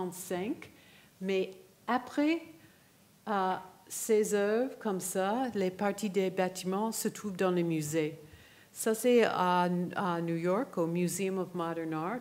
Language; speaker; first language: French; non-native, fluent; English